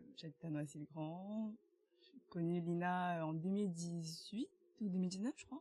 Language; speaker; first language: French; early bilingual, other home language; Vietnamese